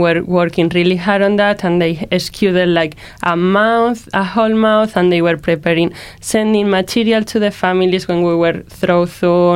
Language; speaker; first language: English; non-native, learner; Spanish